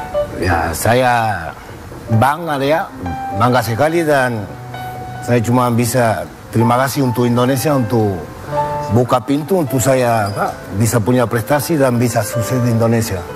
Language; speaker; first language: Indonesian; non-native, fluent; Spanish